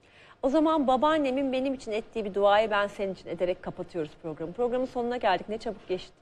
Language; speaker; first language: Turkish; native; Turkish